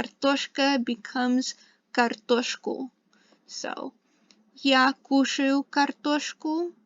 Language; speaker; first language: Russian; non-native, fluent; English